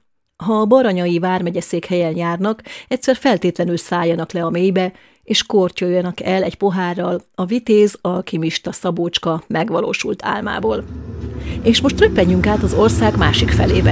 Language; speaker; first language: Hungarian; native; Hungarian